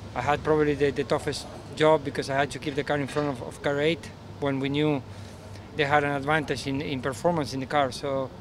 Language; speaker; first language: English; non-native, fluent; Spanish